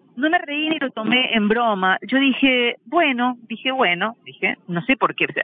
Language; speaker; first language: Spanish; native; Spanish